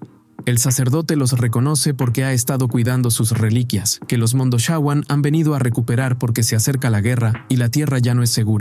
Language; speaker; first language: Spanish; native; Spanish